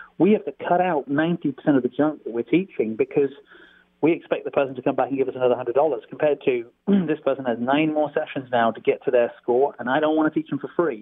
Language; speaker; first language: English; native; English